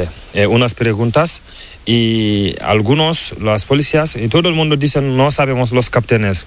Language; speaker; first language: Spanish; non-native, learner; Fula